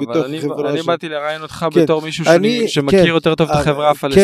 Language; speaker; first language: Hebrew; native; Hebrew